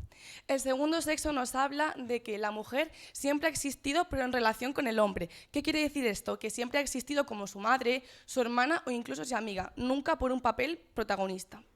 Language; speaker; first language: Spanish; native; Spanish